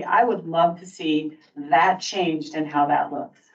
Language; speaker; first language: English; native; English